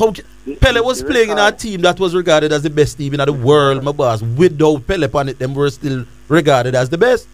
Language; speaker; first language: English; native; English